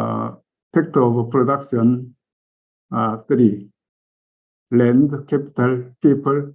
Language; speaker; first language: English; non-native, learner; Korean